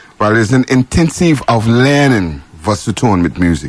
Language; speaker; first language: German; non-native, learner; English